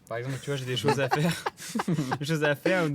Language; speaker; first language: French; native; French